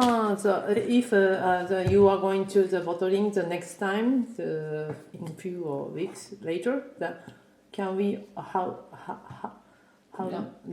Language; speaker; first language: English; non-native, learner; Japanese